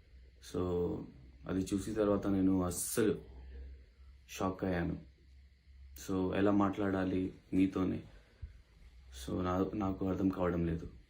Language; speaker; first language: Telugu; non-native, local second language; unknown